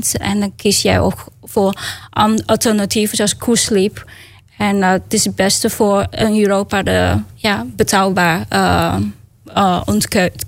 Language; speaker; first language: Dutch; non-native, learner; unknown